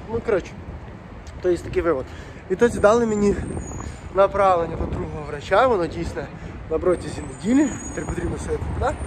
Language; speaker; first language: Ukrainian; non-native, local second language; Russian